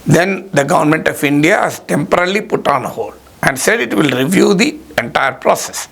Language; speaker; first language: English; non-native, local second language; Telugu